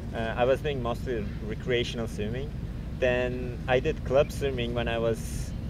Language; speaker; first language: English; non-native, fluent; Turkish